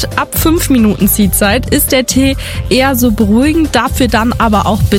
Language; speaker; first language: German; native; German